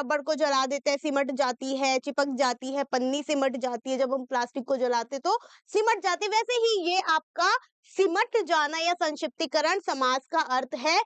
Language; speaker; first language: Hindi; native; Hindi